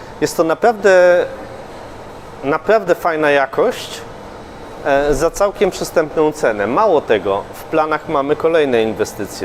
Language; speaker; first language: Polish; native; Polish